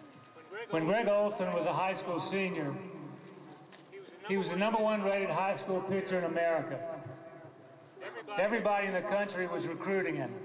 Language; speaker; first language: English; native; English